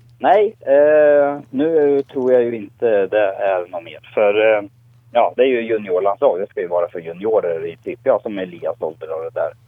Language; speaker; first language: Swedish; native; Swedish